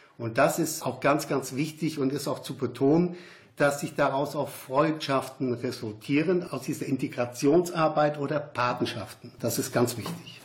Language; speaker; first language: German; native; German